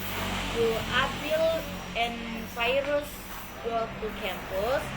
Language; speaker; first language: English; non-native, learner; Indonesian